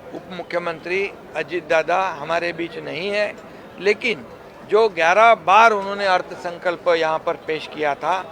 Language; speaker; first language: Hindi; non-native, local second language; Marathi